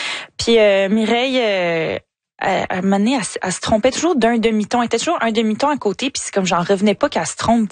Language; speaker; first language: French; native; French